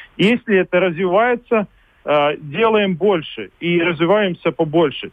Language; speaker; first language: Russian; non-native, local second language; Latvian